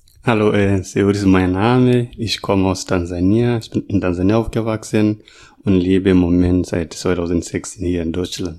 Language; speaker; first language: German; non-native, fluent; Masai